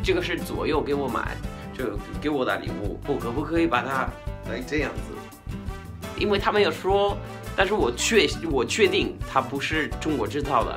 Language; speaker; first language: Chinese; non-native, fluent; Spanish